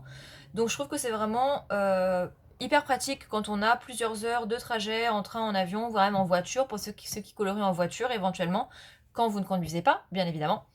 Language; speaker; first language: French; native; French